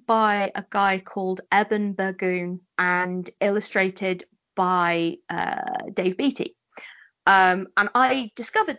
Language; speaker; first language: English; native; English